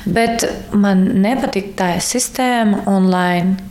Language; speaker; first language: Latvian; non-native, learner; Ukrainian